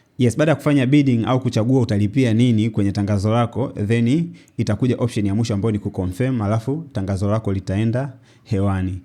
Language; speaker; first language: Swahili; native; Swahili